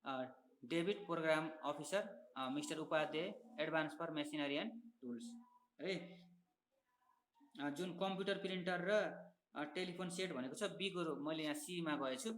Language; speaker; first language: Nepali; native; Nepali